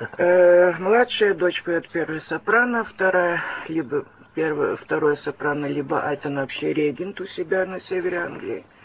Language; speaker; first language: Russian; early bilingual, heritage; Russian